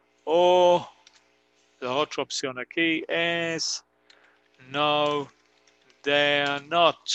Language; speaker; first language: Spanish; non-native, fluent; English